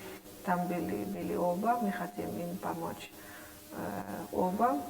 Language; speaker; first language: Russian; non-native, fluent; Dutch